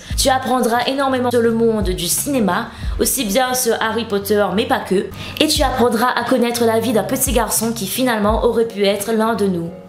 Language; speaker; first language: French; native; French